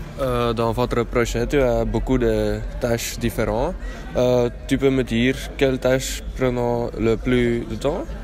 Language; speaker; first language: French; non-native, learner; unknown